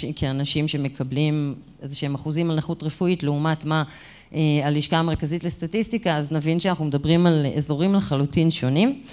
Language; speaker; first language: Hebrew; native; Hebrew